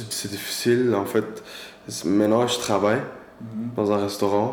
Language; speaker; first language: French; non-native, learner; Persian